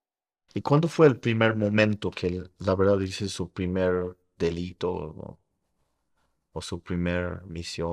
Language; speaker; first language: Spanish; early bilingual, heritage; Spanish